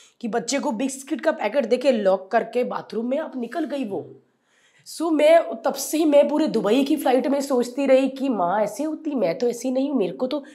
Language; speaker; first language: Hindi; non-native, local second language; Punjabi